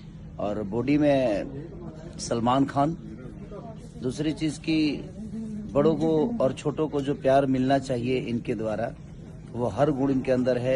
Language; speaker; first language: Hindi; non-native, local second language; Bhojpuri